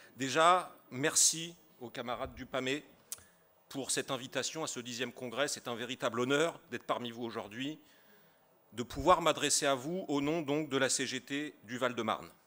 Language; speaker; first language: French; native; French